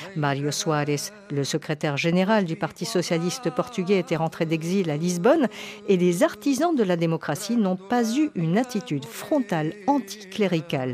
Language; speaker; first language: French; native; French